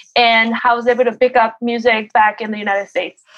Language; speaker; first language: English; early bilingual, other home language; Spanish